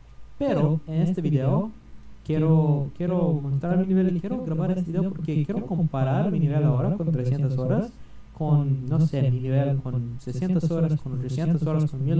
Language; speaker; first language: Spanish; non-native, learner; Serbian